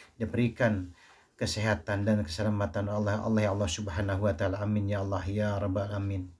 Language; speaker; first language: Indonesian; native; Indonesian